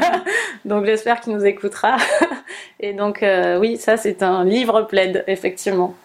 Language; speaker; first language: French; native; French